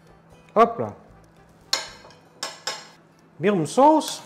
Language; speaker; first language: Russian; non-native, learner; French